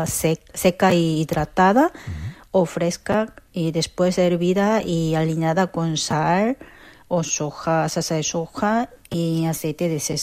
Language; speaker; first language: Spanish; non-native, fluent; Korean